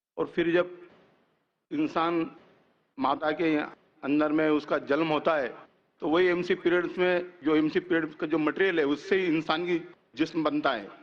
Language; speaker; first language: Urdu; non-native, local second language; Gujarati